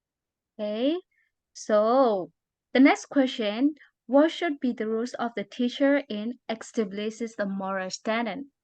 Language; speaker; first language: English; non-native, learner; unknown